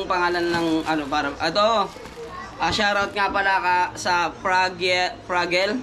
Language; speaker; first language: Filipino; native; Filipino